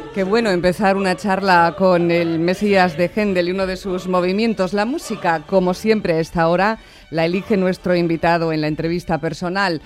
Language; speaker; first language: Spanish; native; Spanish